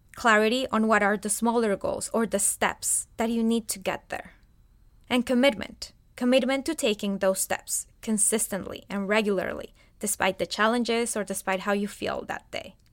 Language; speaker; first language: English; non-native, fluent; Spanish